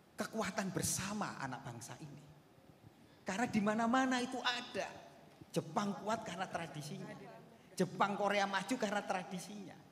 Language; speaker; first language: Indonesian; native; Indonesian